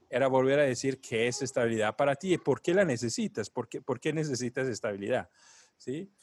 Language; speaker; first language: Spanish; non-native, fluent; Italian